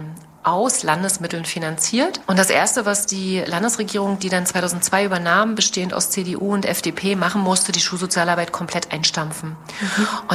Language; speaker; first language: German; native; German